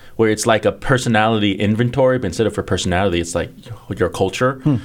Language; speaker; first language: English; early bilingual, other home language; Chinese